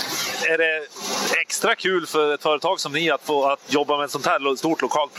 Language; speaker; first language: Swedish; native; Swedish